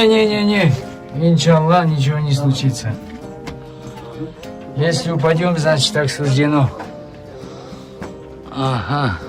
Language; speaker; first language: Russian; non-native, local second language; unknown